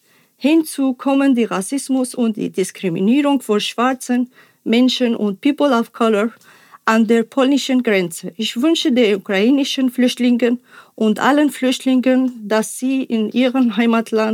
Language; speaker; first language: German; non-native, fluent; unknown